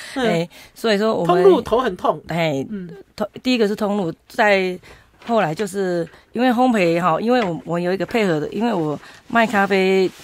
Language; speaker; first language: Chinese; native; Chinese